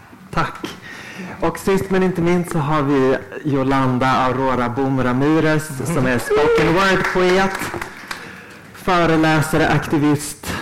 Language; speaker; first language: Swedish; native; Swedish